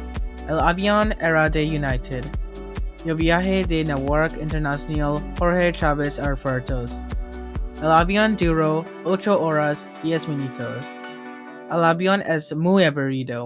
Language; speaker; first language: Spanish; non-native, learner; English